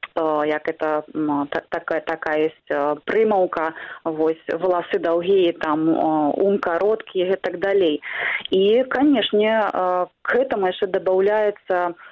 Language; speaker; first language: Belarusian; non-native, local second language; Russian